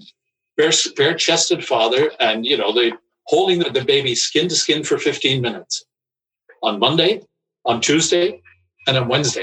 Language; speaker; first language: English; native; English